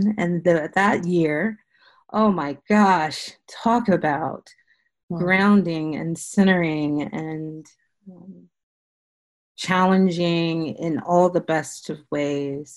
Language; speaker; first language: English; native; English